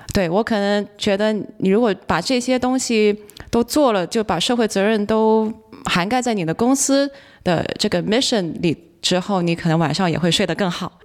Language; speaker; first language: Chinese; non-native, local second language; Cantonese